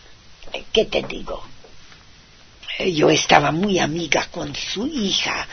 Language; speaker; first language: Spanish; non-native, fluent; Hungarian